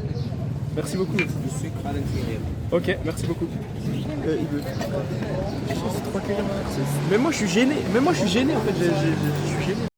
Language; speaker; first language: French; native; French